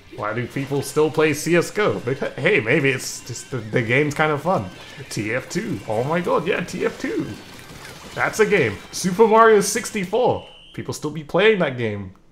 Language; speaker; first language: English; native; English